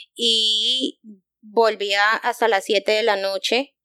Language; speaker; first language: Spanish; native; Spanish